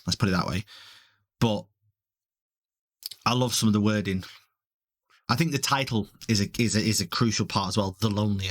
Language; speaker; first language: English; native; English